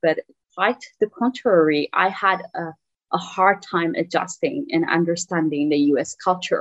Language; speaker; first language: English; non-native, fluent; Tigrinya